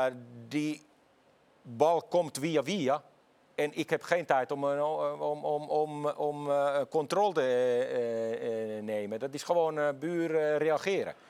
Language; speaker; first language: Dutch; non-native, fluent; Finnish